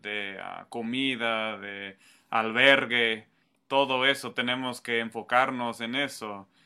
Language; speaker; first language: Spanish; non-native, fluent; English